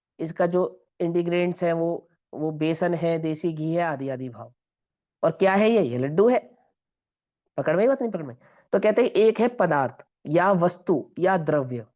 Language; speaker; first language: Hindi; non-native, local second language; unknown